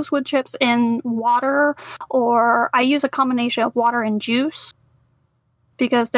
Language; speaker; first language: English; native; English